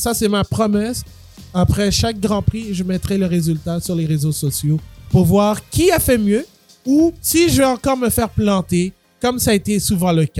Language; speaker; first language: French; native; French